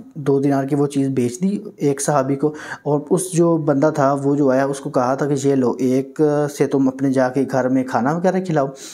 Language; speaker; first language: Urdu; non-native, local second language; Punjabi